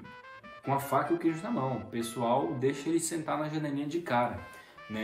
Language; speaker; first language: Portuguese; native; Portuguese